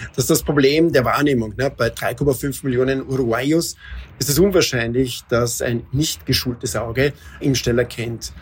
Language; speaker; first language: German; native; German